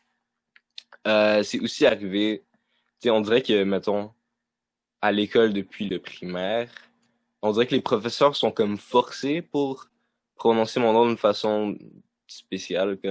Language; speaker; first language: French; native; French